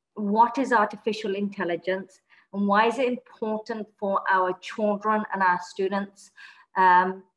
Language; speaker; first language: English; native; English